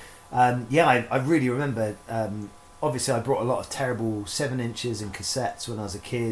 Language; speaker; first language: English; native; English